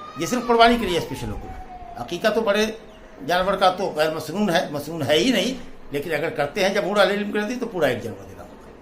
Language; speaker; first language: Urdu; native; Urdu